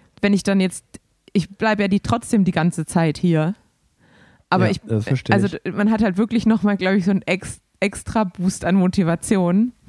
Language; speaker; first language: German; native; German